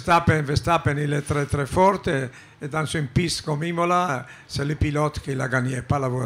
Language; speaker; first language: French; non-native, fluent; Italian